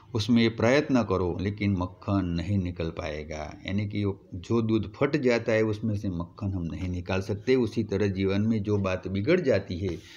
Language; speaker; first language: Hindi; non-native, local second language; Gujarati